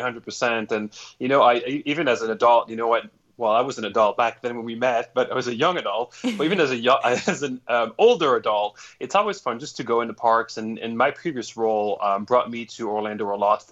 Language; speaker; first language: English; non-native, fluent; French